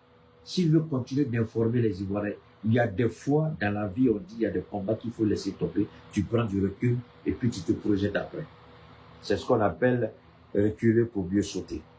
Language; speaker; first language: French; native; French